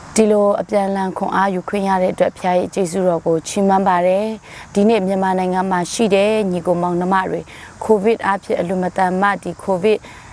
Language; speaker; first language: Burmese; non-native, local second language; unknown